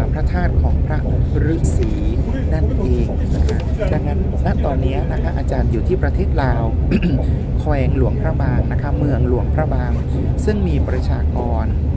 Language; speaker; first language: Thai; native; Thai